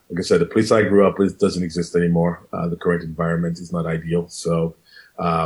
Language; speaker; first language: English; non-native, local second language; Krio